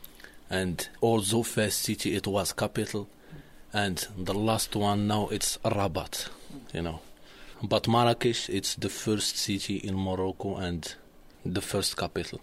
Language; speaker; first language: English; non-native, learner; Arabic